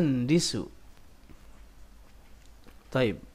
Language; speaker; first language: Arabic; non-native, fluent; Indonesian